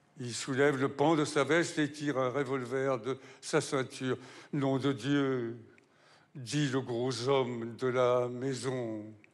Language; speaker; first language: French; native; French